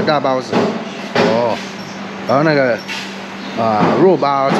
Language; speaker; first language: Chinese; non-native, learner; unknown